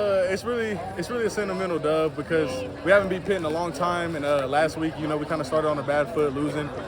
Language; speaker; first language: English; native; English